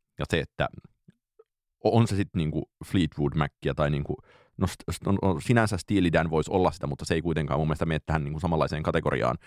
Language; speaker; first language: Finnish; native; Finnish